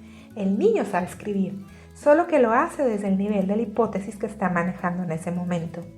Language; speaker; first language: Spanish; native; Spanish